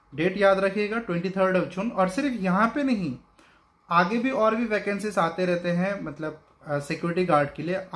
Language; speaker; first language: Hindi; non-native, local second language; Bangla